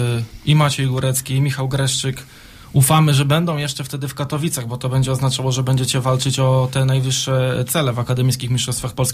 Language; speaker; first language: Polish; native; Polish